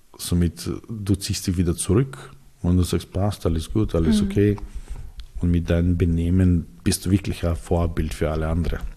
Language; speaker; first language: German; non-native, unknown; Serbian